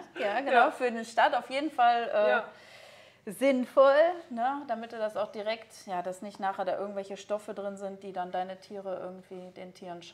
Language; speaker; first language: German; native; German